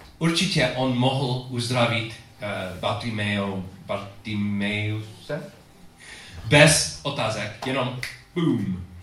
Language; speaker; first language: Czech; non-native, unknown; English